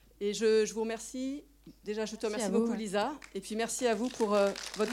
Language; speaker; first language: French; native; French